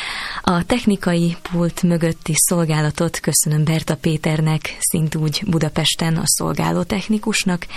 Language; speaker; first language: Hungarian; native; Hungarian